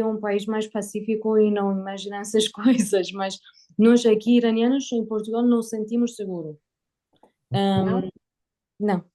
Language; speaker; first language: Portuguese; non-native, learner; Persian